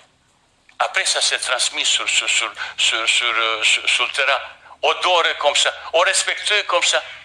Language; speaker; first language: French; non-native, fluent; Bosnian